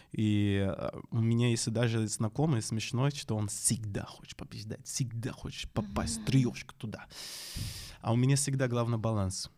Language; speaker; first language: Russian; non-native, fluent; Portuguese